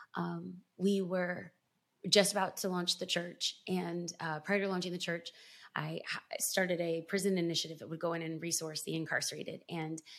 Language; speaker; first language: English; native; English